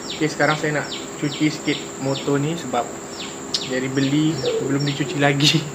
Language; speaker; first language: Malay; native; Malay